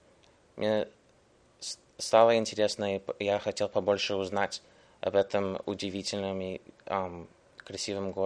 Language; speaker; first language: Russian; early bilingual, heritage; English